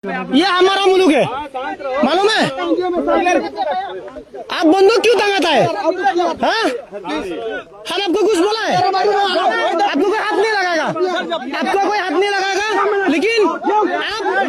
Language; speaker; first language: Hindi; non-native, learner; Bangla